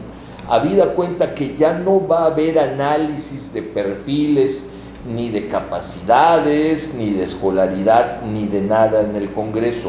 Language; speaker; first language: Spanish; native; Spanish